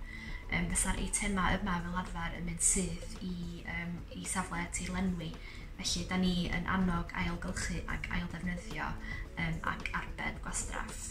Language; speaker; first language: Welsh; native; Welsh